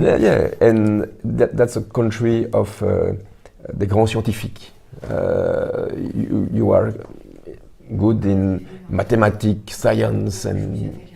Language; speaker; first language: English; non-native, learner; French